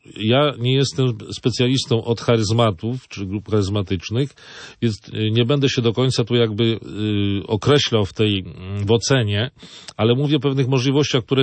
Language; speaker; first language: Polish; native; Polish